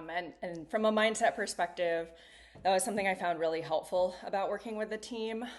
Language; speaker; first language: English; native; English